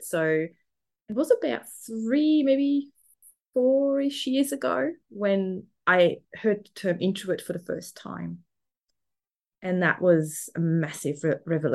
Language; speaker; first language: English; non-native, fluent; German